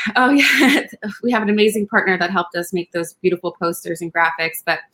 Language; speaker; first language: English; early bilingual, other home language; Spanish